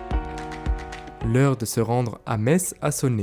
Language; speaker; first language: French; native; French